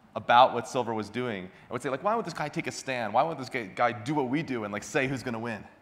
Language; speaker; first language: English; native; English